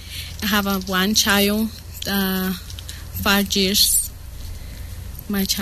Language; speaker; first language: English; non-native, learner; Spanish